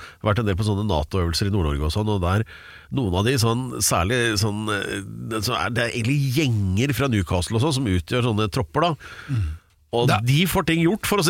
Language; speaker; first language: Norwegian; native; Norwegian